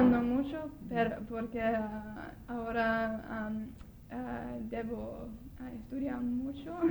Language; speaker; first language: Spanish; non-native, learner; English